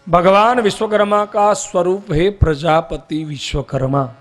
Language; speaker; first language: Hindi; non-native, local second language; Gujarati